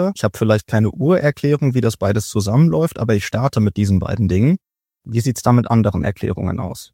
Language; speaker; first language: German; native; German